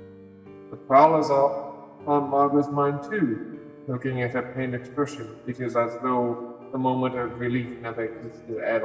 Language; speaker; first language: English; native; English